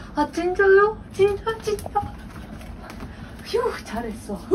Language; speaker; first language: Korean; non-native, learner; Ukrainian